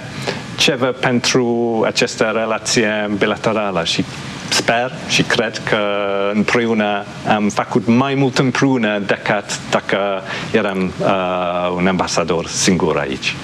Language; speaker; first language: Romanian; non-native, fluent; English